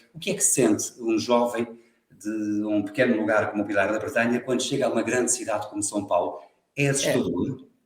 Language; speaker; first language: Portuguese; native; Portuguese